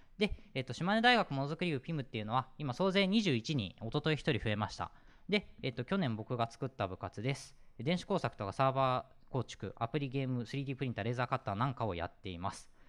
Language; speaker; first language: Japanese; native; Japanese